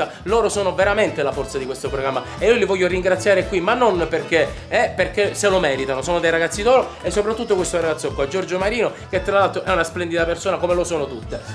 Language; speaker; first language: Italian; native; Italian